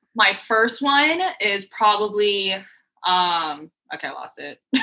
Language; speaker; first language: English; native; English